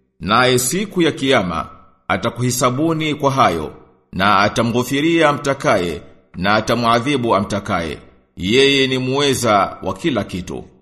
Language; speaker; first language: Swahili; native; Swahili